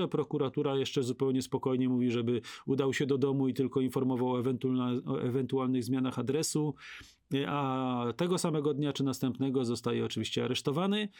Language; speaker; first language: Polish; native; Polish